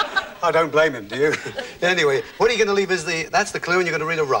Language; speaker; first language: English; native; English